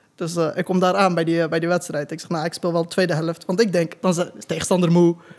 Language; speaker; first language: Dutch; early bilingual, other home language; Turkish